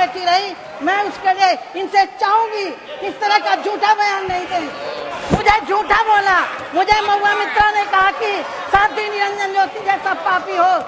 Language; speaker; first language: Hindi; native; Hindi